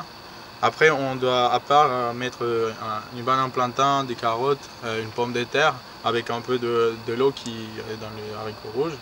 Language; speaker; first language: French; non-native, learner; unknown